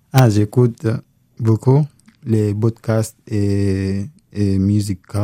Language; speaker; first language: French; non-native, learner; Arabic